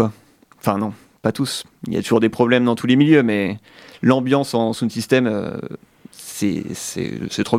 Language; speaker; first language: French; native; French